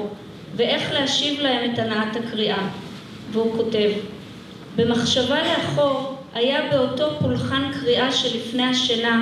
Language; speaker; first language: Hebrew; native; Hebrew